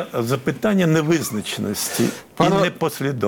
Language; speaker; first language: Ukrainian; native; Ukrainian